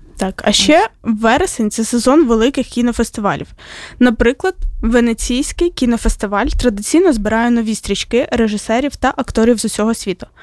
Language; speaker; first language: Ukrainian; non-native, local second language; Russian